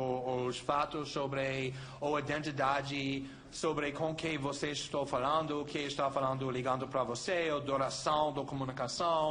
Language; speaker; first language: Portuguese; non-native, fluent; English